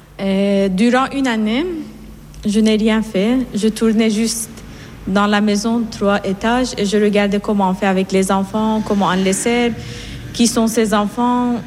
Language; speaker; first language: French; non-native, fluent; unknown